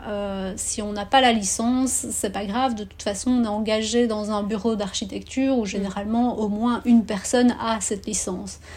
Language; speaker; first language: French; native; French